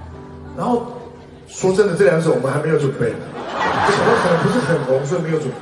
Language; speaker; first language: Chinese; native; Chinese